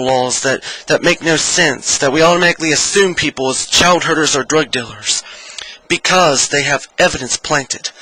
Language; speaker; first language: English; native; English